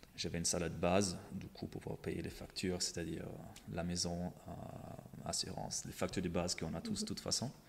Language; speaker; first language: French; non-native, fluent; German